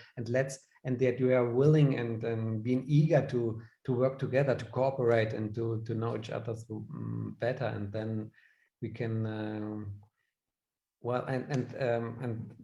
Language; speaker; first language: English; non-native, fluent; German